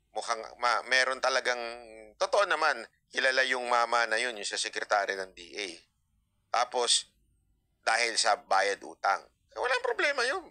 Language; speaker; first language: Filipino; native; Filipino